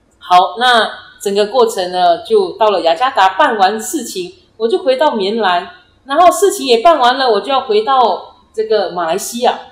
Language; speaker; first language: Chinese; early bilingual, heritage; Chinese